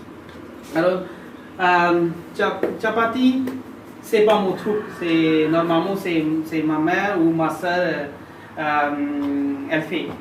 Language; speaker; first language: French; non-native, fluent; Hindi